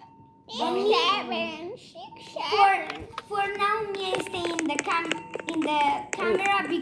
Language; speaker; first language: English; non-native, learner; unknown